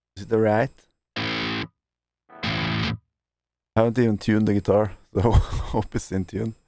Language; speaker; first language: English; non-native, fluent; Norwegian